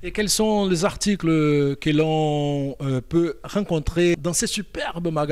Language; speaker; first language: French; non-native, fluent; Portuguese